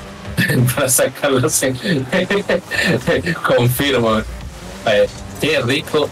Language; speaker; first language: Spanish; native; Spanish